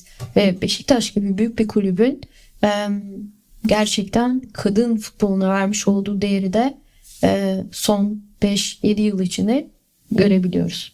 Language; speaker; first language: Turkish; early bilingual, heritage; Turkish